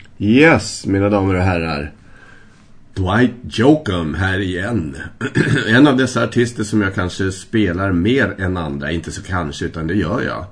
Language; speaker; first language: Swedish; native; Swedish